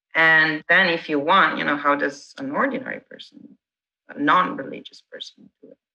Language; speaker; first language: English; non-native, fluent; Italian